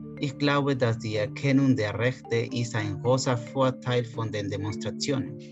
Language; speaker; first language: German; non-native, fluent; Spanish